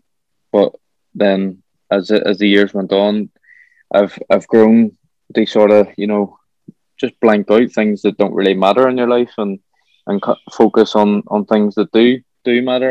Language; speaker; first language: English; native; English